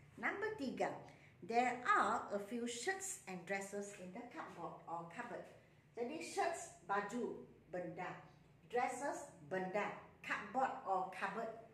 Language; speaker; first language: English; non-native, local second language; Malay